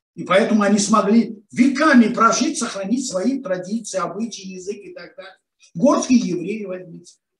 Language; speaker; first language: Russian; non-native, local second language; Azerbaijani